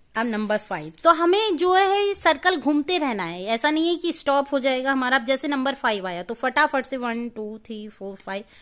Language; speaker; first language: Hindi; native; Hindi